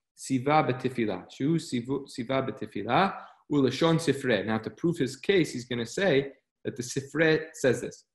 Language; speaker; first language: English; native; English